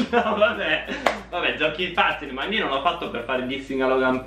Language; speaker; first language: Italian; native; Italian